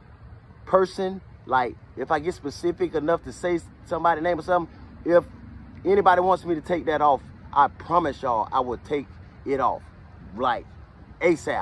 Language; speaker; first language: English; native; English